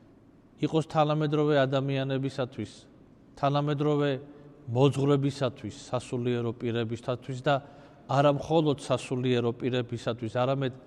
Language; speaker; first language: Georgian; native; Georgian